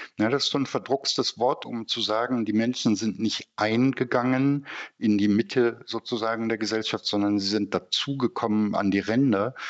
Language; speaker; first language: German; early bilingual, other home language; Turkish